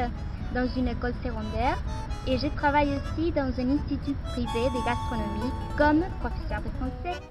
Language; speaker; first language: French; non-native, fluent; Spanish